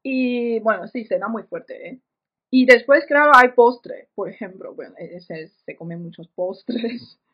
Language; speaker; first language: Spanish; non-native, fluent; Chinese